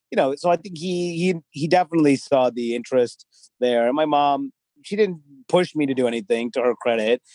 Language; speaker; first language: English; native; English